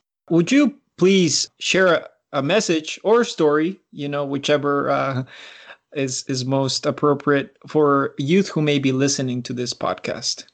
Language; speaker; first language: English; early bilingual, other home language; Spanish